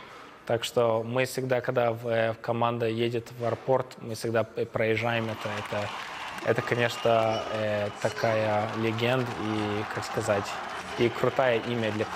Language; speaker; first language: Russian; early bilingual, heritage; Russian